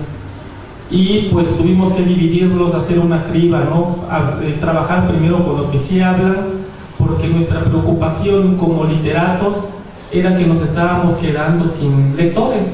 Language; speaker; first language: Spanish; non-native, local second language; Zapotec